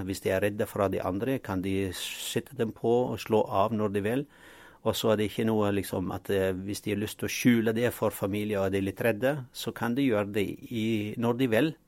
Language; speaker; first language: Norwegian; non-native, fluent; Arabic